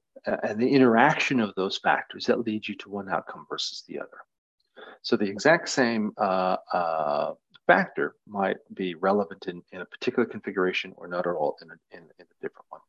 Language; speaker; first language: English; native; English